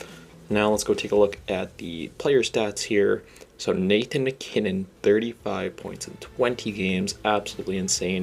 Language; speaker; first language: English; native; English